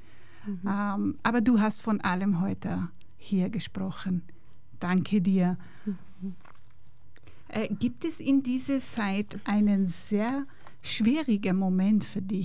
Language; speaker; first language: German; non-native, learner; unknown